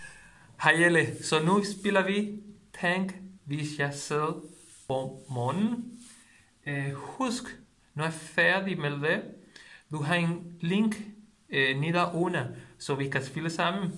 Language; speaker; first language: Danish; non-native, learner; Spanish